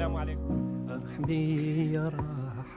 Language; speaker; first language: Arabic; native; Arabic